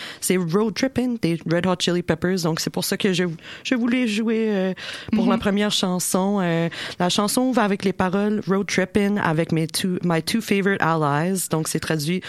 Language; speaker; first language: French; native; French